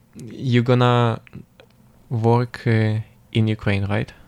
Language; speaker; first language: English; non-native, fluent; Ukrainian